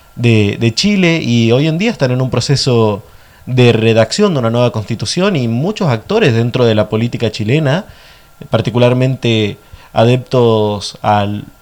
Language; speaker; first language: Spanish; native; Spanish